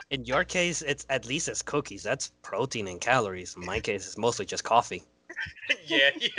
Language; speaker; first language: English; non-native, fluent; Spanish